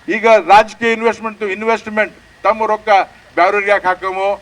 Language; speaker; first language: Kannada; non-native, local second language; Lambadi